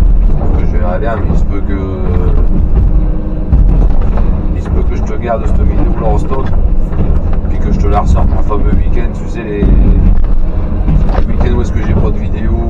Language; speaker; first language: French; native; French